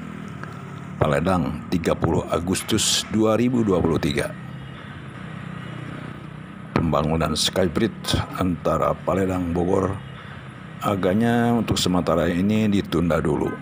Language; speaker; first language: Indonesian; native; Indonesian